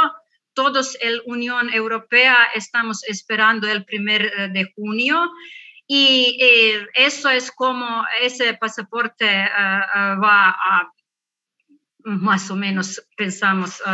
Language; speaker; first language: Spanish; non-native, learner; Croatian